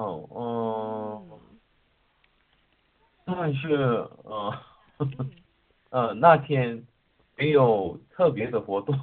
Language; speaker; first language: Chinese; non-native, learner; Korean